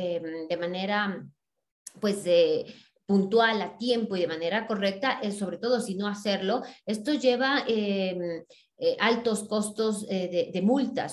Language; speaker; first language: Spanish; native; Spanish